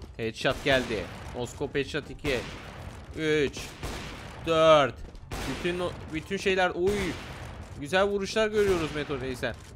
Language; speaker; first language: Turkish; native; Turkish